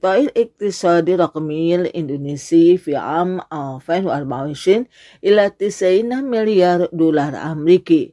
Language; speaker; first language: Arabic; non-native, fluent; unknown